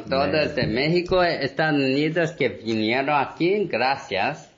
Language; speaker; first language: Spanish; non-native, learner; Korean